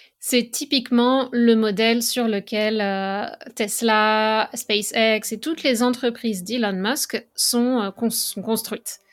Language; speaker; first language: French; native; French